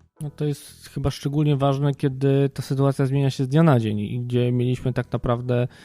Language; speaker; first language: Polish; native; Polish